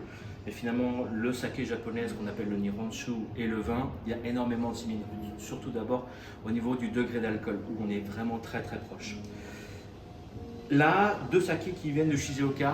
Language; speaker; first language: French; native; French